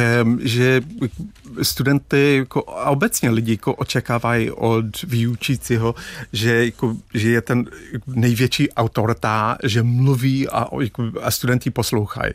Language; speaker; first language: Czech; non-native, fluent; English